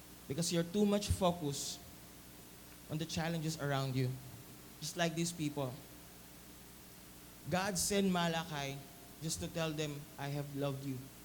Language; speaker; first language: English; non-native, local second language; Filipino